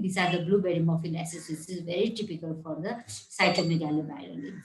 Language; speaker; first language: English; non-native, local second language; Nepali